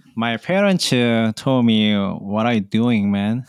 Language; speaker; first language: English; non-native, learner; Korean